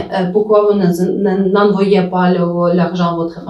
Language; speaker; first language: French; non-native, learner; Russian